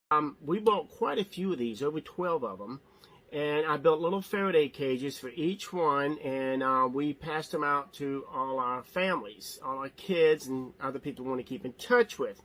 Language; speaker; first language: English; native; English